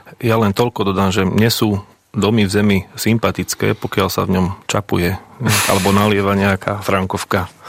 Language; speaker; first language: Slovak; native; Slovak